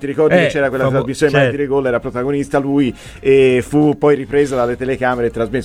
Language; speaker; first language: Italian; native; Italian